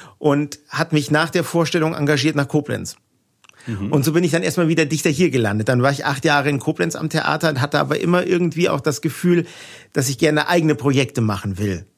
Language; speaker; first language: German; native; German